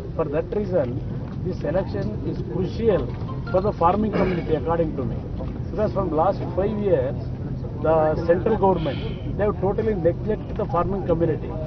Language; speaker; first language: English; non-native, local second language; Kannada